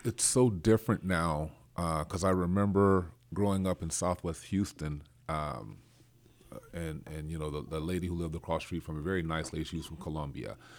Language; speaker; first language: English; native; English